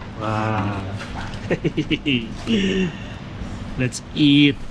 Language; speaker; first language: English; non-native, local second language; Filipino